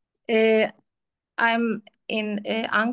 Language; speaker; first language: English; non-native, learner; Turkish